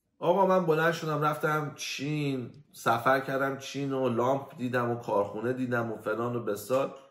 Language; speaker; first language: Persian; native; Persian